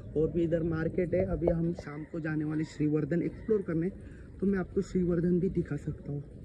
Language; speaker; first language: Hindi; non-native, local second language; Marathi